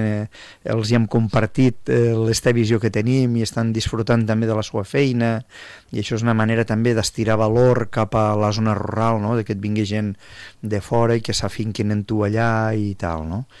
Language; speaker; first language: Catalan; native; Catalan